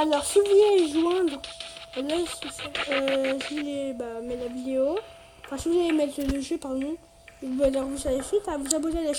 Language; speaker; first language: French; native; French